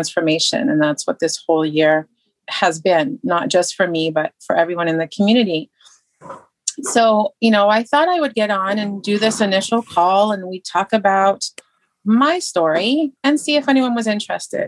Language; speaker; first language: English; native; English